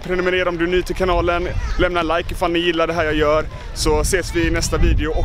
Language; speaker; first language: Swedish; native; Swedish